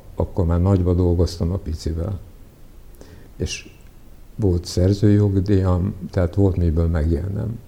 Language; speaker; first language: Hungarian; early bilingual, other home language; Serbian